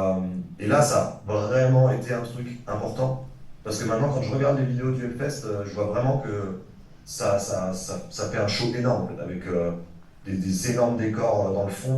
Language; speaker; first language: French; native; French